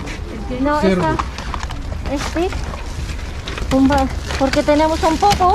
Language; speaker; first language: Spanish; non-native, learner; Filipino